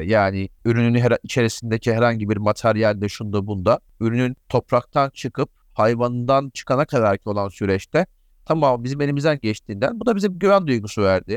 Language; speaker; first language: Turkish; native; Turkish